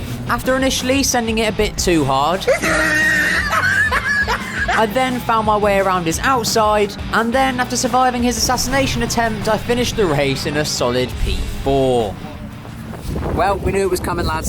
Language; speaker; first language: English; native; English